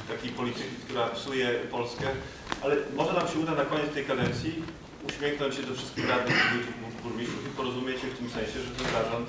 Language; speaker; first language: Polish; native; Polish